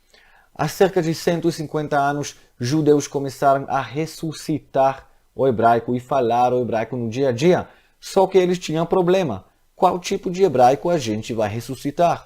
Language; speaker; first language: Portuguese; non-native, fluent; Hebrew